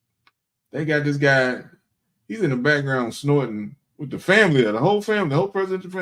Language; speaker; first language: English; native; English